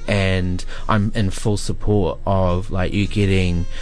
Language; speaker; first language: English; native; English